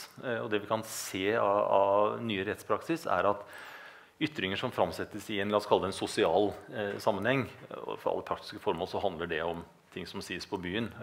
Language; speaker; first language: Norwegian; native; Norwegian